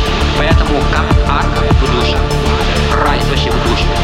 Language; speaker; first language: Russian; non-native, learner; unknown